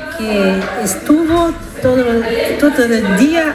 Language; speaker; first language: Spanish; non-native, learner; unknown